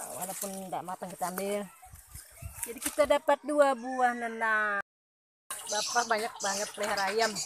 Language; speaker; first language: Indonesian; non-native, local second language; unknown